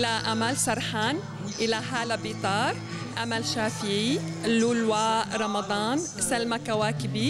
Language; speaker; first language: French; non-native, learner; Arabic